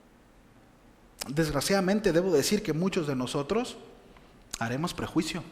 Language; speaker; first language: Spanish; native; Spanish